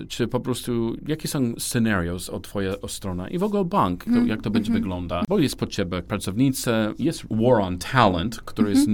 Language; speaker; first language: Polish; non-native, learner; English